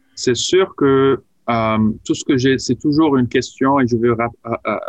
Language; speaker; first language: French; non-native, local second language; Arabic